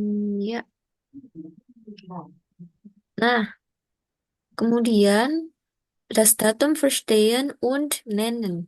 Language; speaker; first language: German; non-native, learner; Indonesian